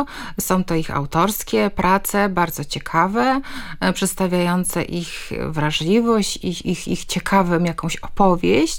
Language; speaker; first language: Polish; native; Polish